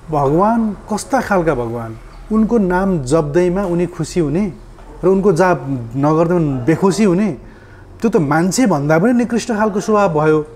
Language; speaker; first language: Nepali; native; Nepali